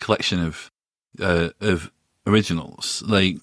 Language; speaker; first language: English; native; English